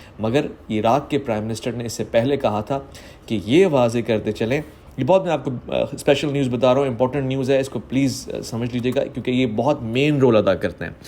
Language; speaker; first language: Urdu; native; Urdu